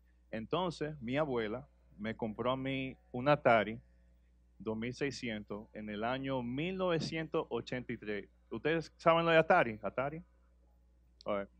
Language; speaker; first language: Spanish; early bilingual, heritage; Spanish